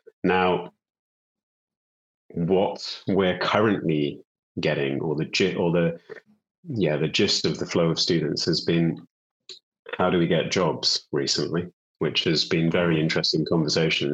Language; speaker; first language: English; native; English